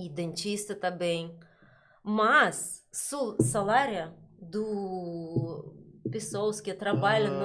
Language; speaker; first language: Portuguese; non-native, learner; Russian